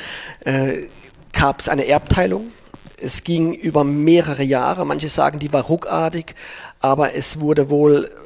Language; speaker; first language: German; native; German